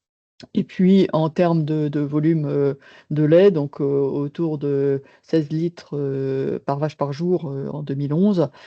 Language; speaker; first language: French; native; French